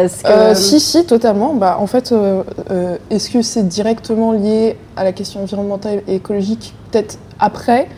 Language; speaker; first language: French; native; French